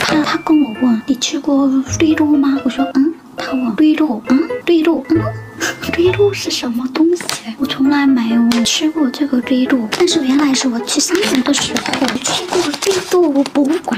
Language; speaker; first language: Chinese; non-native, learner; Korean